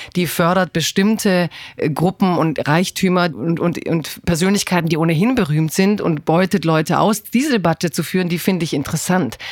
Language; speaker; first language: German; native; German